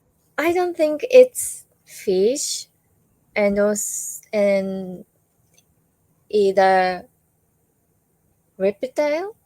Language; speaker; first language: English; non-native, learner; Japanese